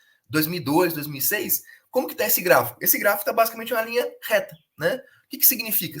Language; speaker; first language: Portuguese; native; Portuguese